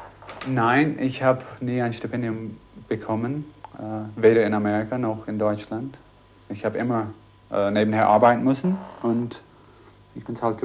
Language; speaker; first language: German; non-native, fluent; English